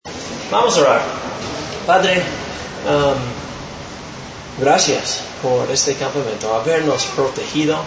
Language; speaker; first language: Spanish; non-native, fluent; English